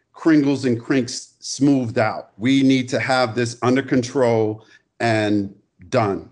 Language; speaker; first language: English; native; English